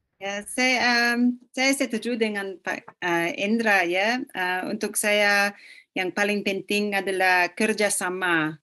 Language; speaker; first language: Indonesian; non-native, fluent; English